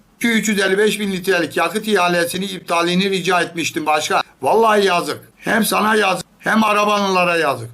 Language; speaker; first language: Turkish; native; Turkish